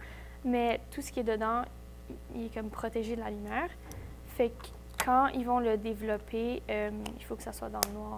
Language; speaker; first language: French; native; French